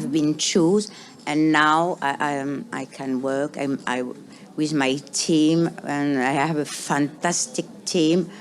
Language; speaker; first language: English; non-native, fluent; French